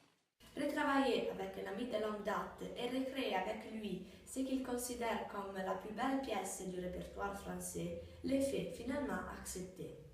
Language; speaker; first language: French; non-native, learner; Italian